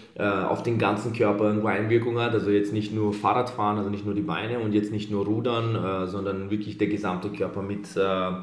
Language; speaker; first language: German; early bilingual, other home language; Serbian